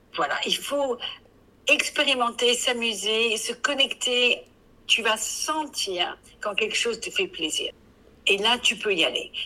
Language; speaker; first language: French; non-native, fluent; English